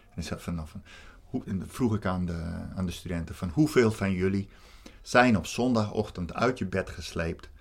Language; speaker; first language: Dutch; native; Dutch